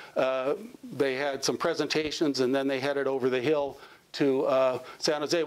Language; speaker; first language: English; native; English